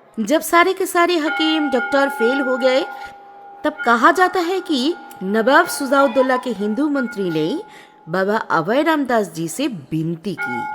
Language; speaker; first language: Hindi; non-native, local second language; Bangla